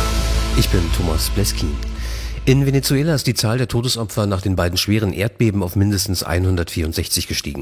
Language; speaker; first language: German; native; German